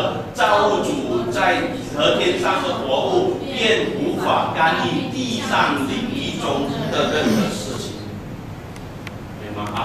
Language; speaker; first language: Chinese; native; Chinese